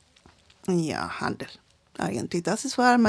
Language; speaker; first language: German; non-native, learner; Spanish